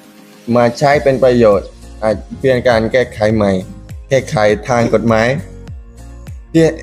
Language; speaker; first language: Thai; non-native, local second language; Malay